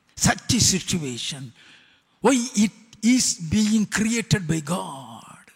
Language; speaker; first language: English; non-native, local second language; Tamil